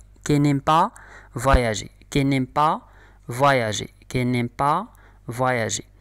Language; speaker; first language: French; non-native, local second language; Arabic